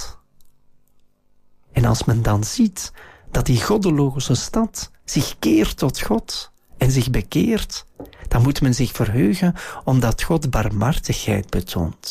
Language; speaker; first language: Dutch; native; Dutch